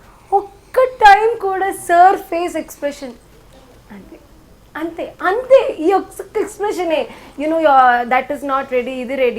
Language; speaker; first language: Telugu; non-native, learner; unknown